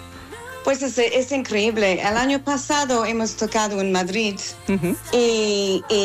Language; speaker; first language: Spanish; non-native, learner; English